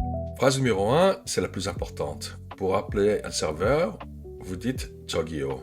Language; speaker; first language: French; non-native, fluent; Korean